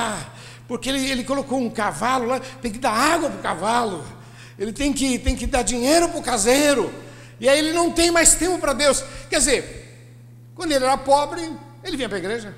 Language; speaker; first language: Portuguese; native; Portuguese